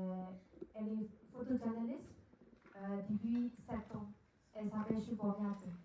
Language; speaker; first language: French; non-native, learner; Burmese